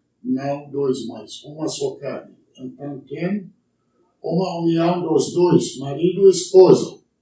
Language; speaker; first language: Portuguese; non-native, learner; Arabic